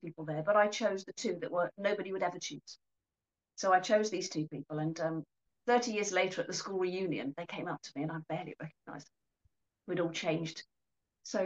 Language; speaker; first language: English; native; English